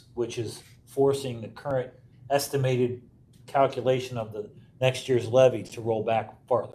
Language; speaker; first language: English; native; English